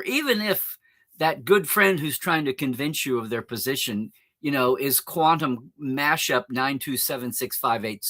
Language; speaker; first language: English; native; English